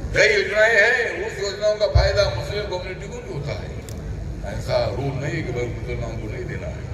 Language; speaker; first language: Hindi; non-native, local second language; Marathi